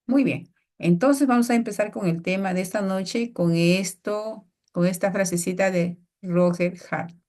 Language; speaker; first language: Spanish; native; Spanish